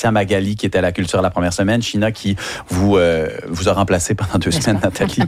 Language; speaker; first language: French; native; French